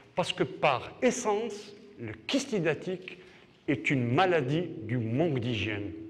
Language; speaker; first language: French; non-native, local second language; Arabic